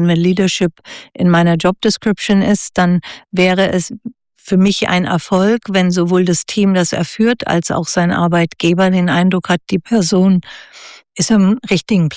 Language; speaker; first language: German; native; German